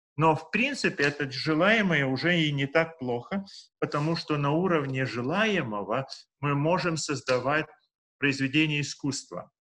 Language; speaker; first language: Russian; non-native, local second language; Lithuanian